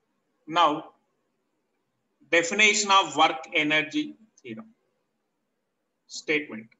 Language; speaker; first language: English; non-native, local second language; Telugu